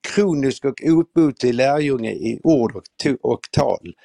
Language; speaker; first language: Swedish; native; Swedish